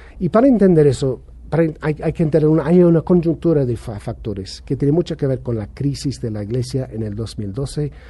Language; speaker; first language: Spanish; non-native, fluent; English